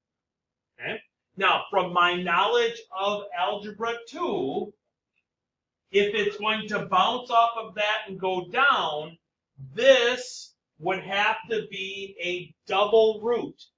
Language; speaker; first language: English; native; English